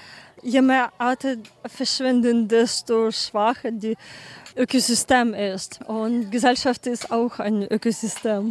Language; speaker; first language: German; non-native, learner; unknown